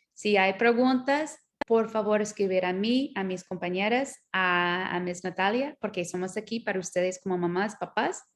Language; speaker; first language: Spanish; non-native, learner; English